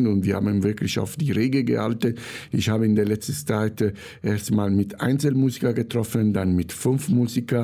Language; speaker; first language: German; non-native, fluent; Italian